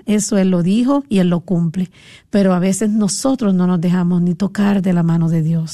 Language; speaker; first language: Spanish; native; Spanish